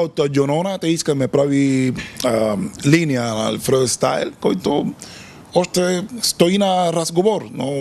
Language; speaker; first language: Bulgarian; non-native, learner; Spanish